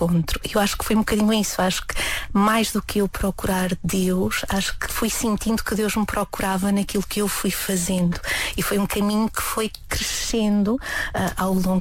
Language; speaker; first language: Portuguese; native; Portuguese